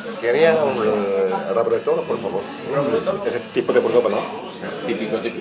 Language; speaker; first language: Spanish; non-native, learner; Korean